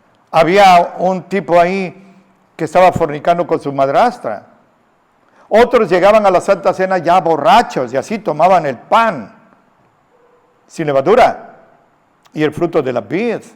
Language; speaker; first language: Spanish; native; Spanish